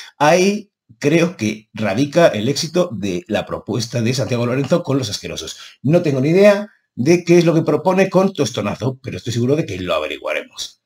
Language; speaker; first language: Spanish; native; Spanish